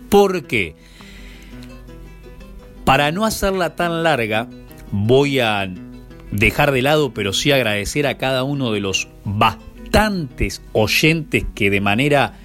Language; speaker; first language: Spanish; native; Spanish